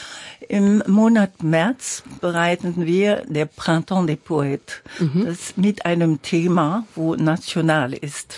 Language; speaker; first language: German; non-native, learner; French